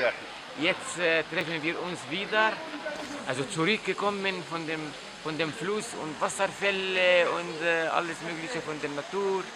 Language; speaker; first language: German; non-native, fluent; Arabic